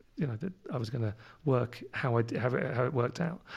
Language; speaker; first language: English; native; English